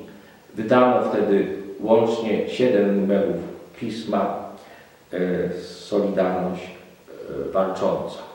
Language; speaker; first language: Polish; native; Polish